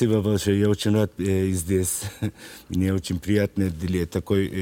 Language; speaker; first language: Russian; non-native, learner; Turkish